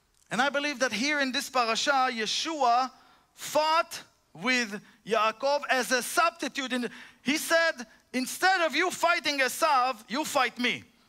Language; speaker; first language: English; non-native, fluent; Hebrew